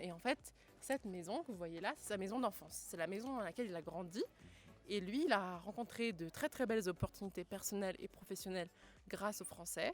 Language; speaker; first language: French; native; French